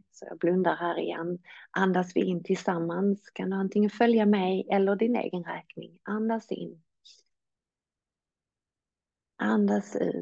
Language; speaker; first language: Swedish; native; Swedish